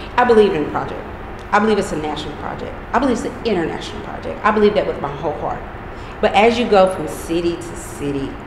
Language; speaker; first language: English; native; English